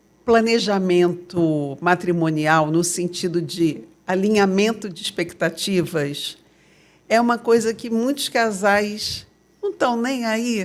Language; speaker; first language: Portuguese; native; Portuguese